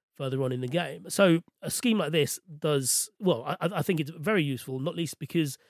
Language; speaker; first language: English; native; English